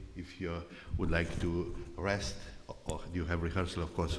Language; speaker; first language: English; non-native, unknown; Slovenian